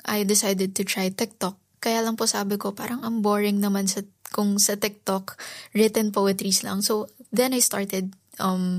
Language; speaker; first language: English; non-native, local second language; Filipino